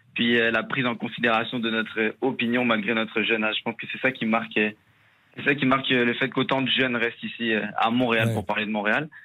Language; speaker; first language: French; native; French